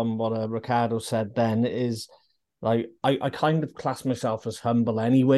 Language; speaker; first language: English; native; English